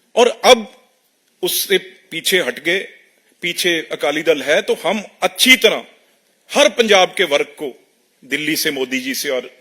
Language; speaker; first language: Hindi; non-native, local second language; Punjabi